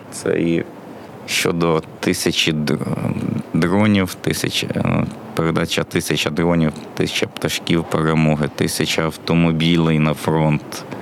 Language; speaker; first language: Ukrainian; native; Ukrainian